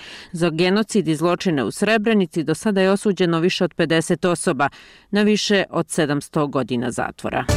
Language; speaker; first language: Croatian; native; Croatian